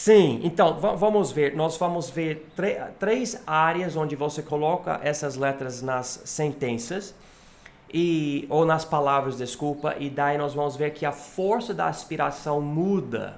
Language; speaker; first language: Portuguese; non-native, fluent; English